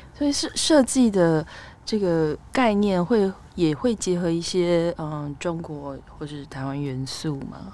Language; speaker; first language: Chinese; native; Chinese